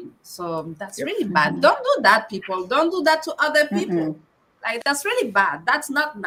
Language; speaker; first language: English; non-native, fluent; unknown